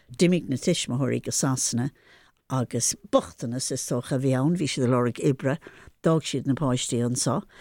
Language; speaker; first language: Irish; non-native, local second language; English